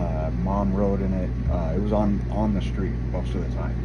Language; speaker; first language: English; native; English